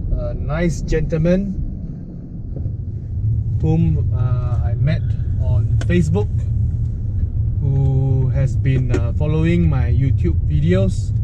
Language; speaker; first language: English; non-native, local second language; Min Nan Chinese